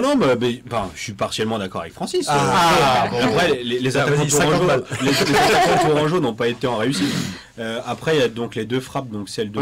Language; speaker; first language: French; native; French